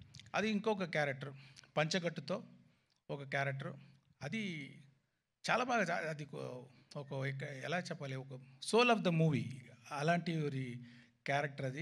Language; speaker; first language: Telugu; non-native, learner; Tamil